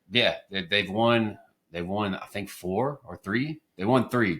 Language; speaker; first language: English; native; English